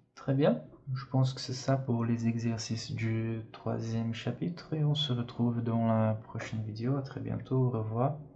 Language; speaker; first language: French; non-native, fluent; Portuguese